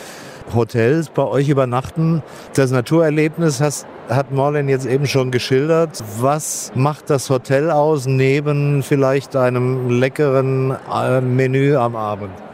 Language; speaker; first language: German; native; German